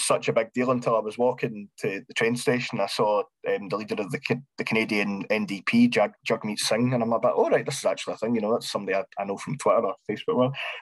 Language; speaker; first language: English; native; English